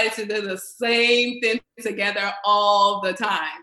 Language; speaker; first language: English; non-native, local second language; Yoruba